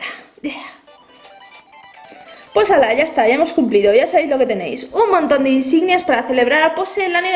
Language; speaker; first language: Spanish; native; Spanish